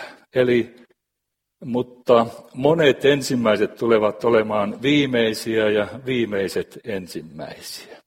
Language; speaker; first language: Finnish; native; Finnish